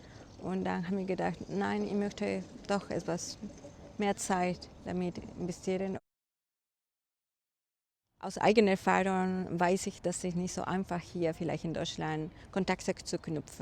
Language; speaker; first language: German; non-native, fluent; Spanish